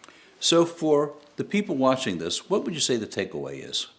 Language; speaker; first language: English; native; English